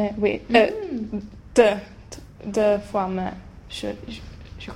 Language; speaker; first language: French; non-native, learner; Swedish